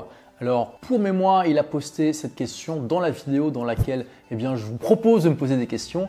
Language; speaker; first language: French; native; French